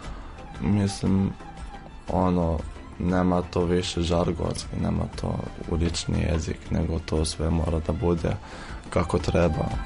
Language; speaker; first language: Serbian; non-native, fluent; Arabic